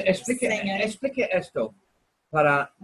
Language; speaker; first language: Spanish; non-native, learner; English